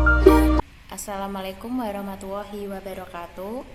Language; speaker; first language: Indonesian; native; Indonesian